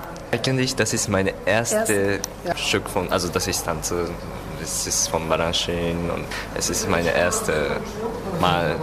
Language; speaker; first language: German; non-native, learner; Japanese